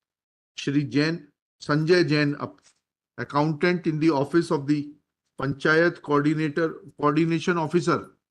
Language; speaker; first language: English; non-native, local second language; Hindi